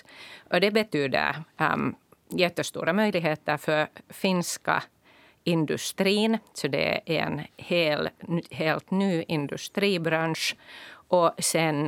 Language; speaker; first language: Swedish; non-native, local second language; Finnish